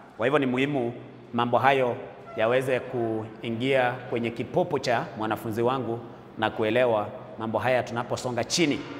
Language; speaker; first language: Swahili; non-native, local second language; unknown